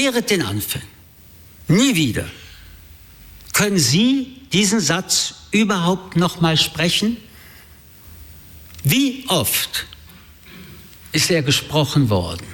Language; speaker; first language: German; early bilingual, other home language; French